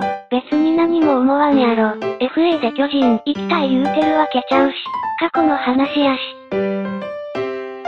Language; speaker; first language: Japanese; native; Japanese